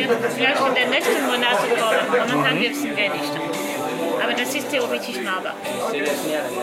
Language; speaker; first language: German; non-native, learner; French